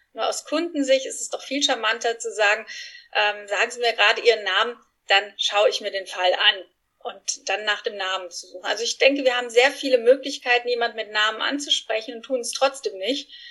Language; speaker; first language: German; non-native, fluent; Spanish